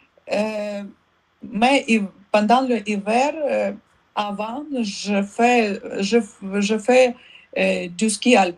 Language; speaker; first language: French; non-native, learner; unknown